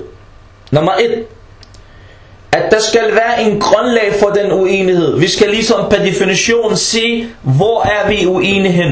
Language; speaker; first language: Danish; early bilingual, other home language; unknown